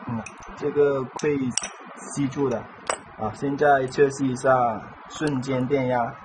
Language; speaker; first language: Chinese; native; Chinese